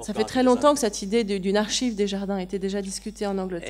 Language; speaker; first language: French; native; French